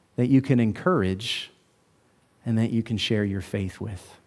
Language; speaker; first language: English; native; English